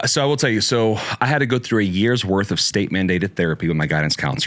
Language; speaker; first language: English; native; English